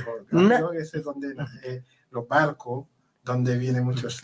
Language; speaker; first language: Spanish; non-native, learner; Haitian Creole